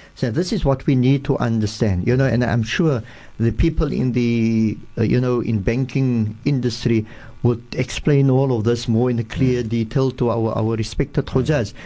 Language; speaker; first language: English; early bilingual, other home language; Afrikaans